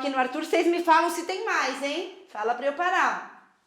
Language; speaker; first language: Portuguese; native; Portuguese